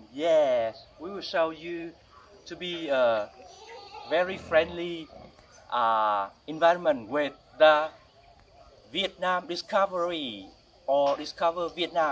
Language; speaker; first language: English; non-native, learner; Vietnamese